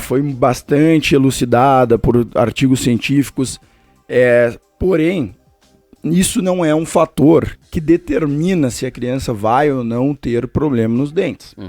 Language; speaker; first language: Portuguese; native; Portuguese